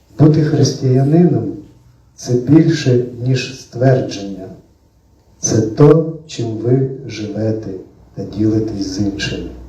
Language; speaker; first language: Ukrainian; non-native, local second language; Russian